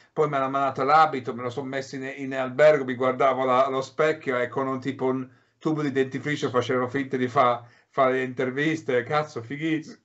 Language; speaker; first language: Italian; early bilingual, heritage; English